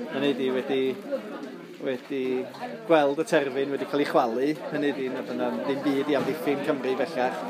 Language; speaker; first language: Welsh; native; Welsh